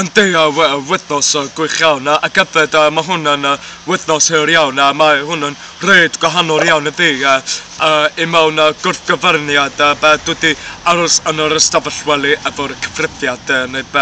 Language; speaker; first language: Welsh; non-native, learner; English